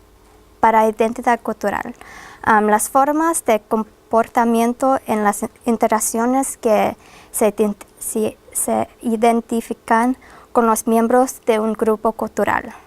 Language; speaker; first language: Spanish; non-native, fluent; English